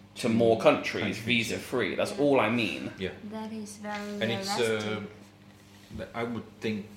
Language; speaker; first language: English; non-native, fluent; Arabic